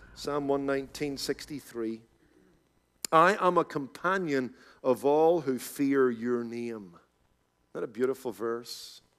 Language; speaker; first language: English; native; English